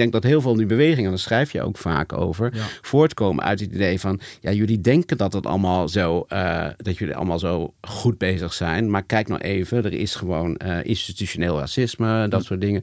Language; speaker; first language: Dutch; native; Dutch